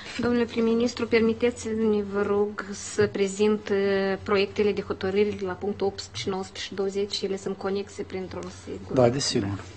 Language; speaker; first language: Romanian; native; Romanian